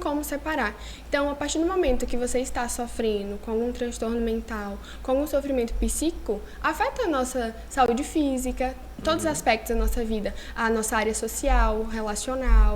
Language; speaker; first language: Portuguese; native; Portuguese